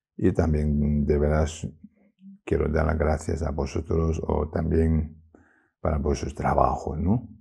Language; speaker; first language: Spanish; non-native, learner; Tibetan